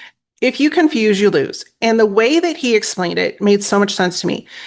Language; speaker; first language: English; native; English